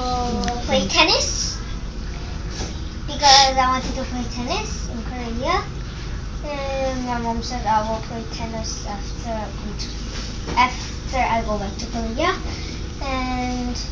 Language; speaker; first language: English; non-native, fluent; Korean